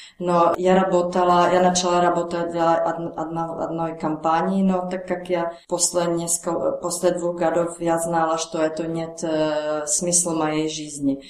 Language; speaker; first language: Russian; non-native, learner; Czech